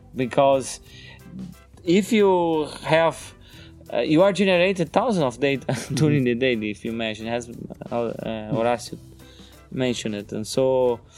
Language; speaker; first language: English; non-native, fluent; Portuguese